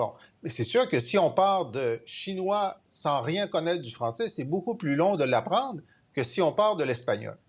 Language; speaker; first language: French; native; French